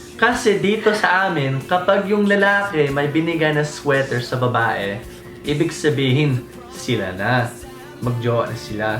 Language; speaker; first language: Filipino; non-native, fluent; English